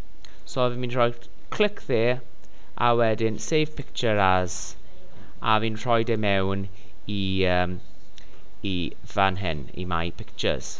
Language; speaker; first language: Welsh; non-native, local second language; English